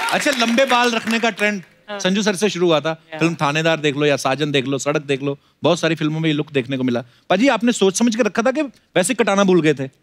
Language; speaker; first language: Hindi; native; Hindi